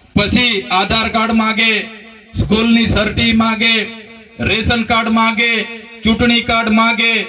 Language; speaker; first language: Gujarati; non-native, local second language; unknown